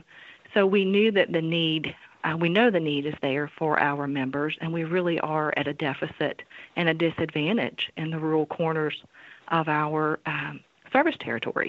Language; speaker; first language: English; native; English